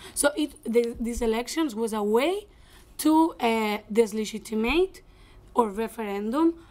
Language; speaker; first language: English; non-native, fluent; Spanish